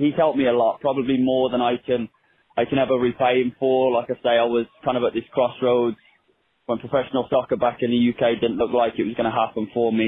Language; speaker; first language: English; native; English